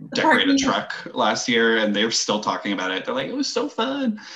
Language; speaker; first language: English; non-native, fluent; French